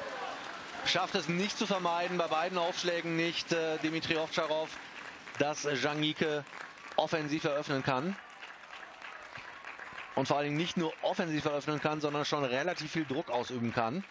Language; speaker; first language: German; native; German